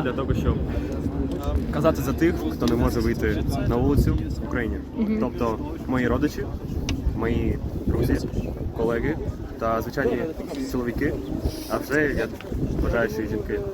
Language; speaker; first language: Ukrainian; non-native, local second language; Russian